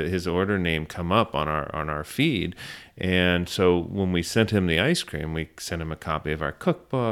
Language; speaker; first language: English; native; English